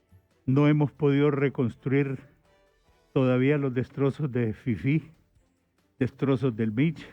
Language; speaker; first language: Spanish; native; Spanish